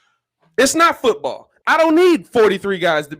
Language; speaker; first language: English; native; English